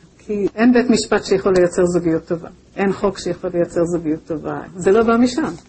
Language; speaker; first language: Hebrew; native; Hebrew